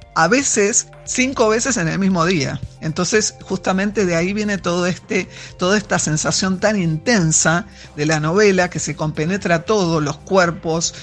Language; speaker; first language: Spanish; native; Spanish